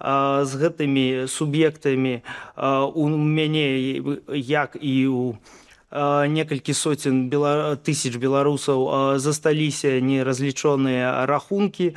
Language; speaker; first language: Belarusian; non-native, local second language; Russian